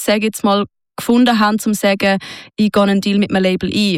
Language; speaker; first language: German; native; German